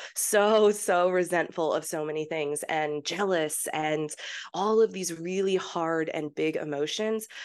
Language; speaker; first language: English; early bilingual, heritage; English